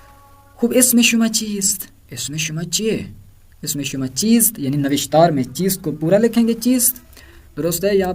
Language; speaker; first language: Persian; non-native, fluent; Urdu